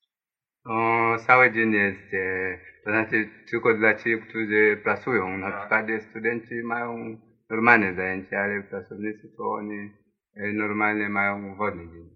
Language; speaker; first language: Polish; non-native, learner; Swahili